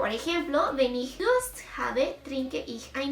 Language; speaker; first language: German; non-native, fluent; Spanish